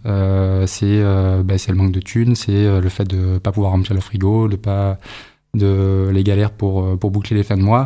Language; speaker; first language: French; native; French